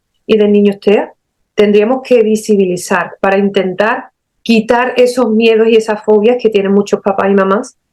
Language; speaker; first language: Spanish; native; Spanish